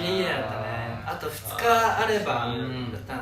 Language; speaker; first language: Japanese; native; Japanese